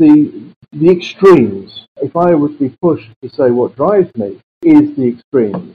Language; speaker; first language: English; native; English